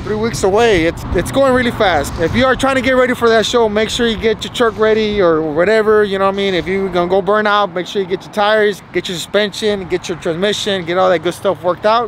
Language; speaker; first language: English; early bilingual, other home language; Spanish